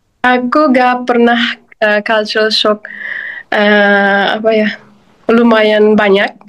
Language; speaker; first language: Indonesian; non-native, fluent; Uzbek